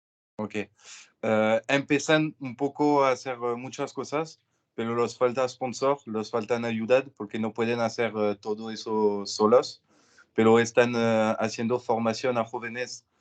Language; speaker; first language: Spanish; non-native, learner; French